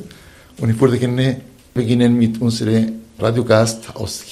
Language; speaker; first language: German; non-native, fluent; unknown